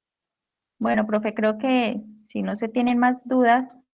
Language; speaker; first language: Spanish; native; Spanish